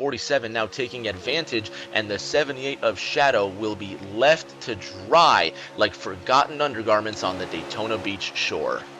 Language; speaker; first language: English; native; English